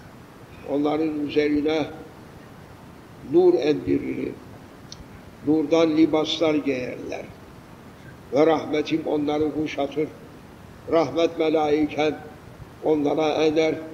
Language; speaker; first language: Turkish; native; Turkish